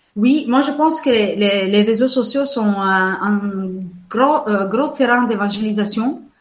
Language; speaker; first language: French; non-native, fluent; Italian